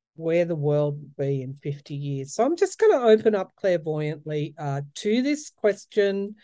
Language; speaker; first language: English; native; English